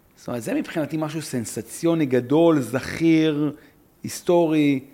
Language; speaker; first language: Hebrew; native; Hebrew